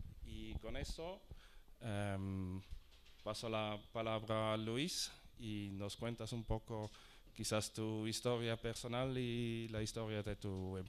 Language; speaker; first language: Spanish; non-native, fluent; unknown